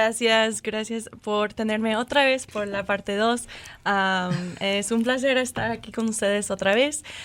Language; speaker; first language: Spanish; non-native, fluent; English